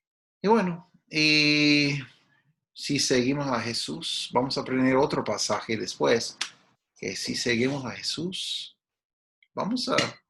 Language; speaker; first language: Spanish; non-native, fluent; English